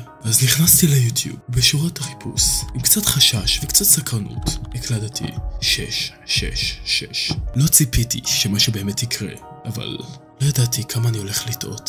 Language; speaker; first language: Hebrew; native; Hebrew